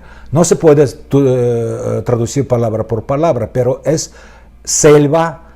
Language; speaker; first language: Spanish; non-native, fluent; Russian